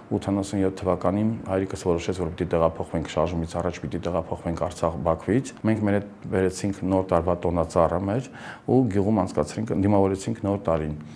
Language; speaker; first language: Armenian; native; Armenian